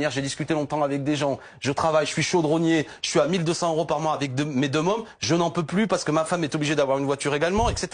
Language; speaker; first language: French; native; French